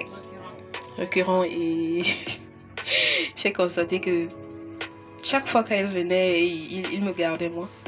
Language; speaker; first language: French; non-native, local second language; English